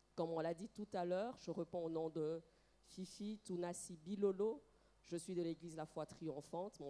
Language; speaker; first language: French; non-native, local second language; Lingala